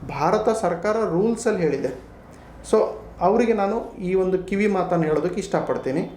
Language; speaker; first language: Kannada; native; Kannada